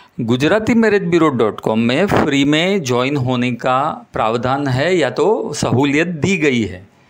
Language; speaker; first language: Hindi; non-native, local second language; Gujarati